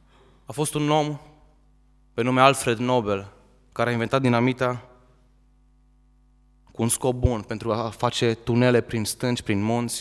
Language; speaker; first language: Romanian; native; Romanian